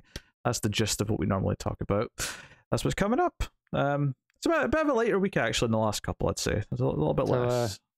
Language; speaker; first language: English; native; English